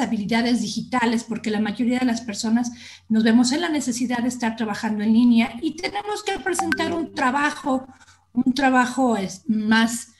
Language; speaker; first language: Spanish; native; Spanish